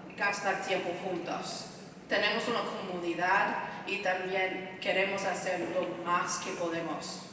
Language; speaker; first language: Spanish; non-native, fluent; English